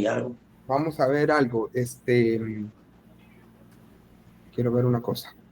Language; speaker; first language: Spanish; native; Spanish